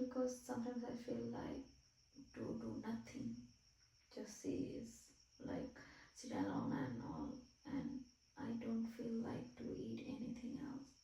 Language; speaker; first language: English; non-native, fluent; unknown